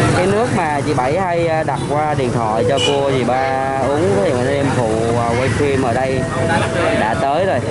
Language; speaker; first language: Vietnamese; native; Vietnamese